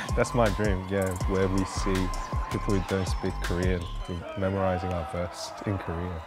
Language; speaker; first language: English; early bilingual, other home language; Korean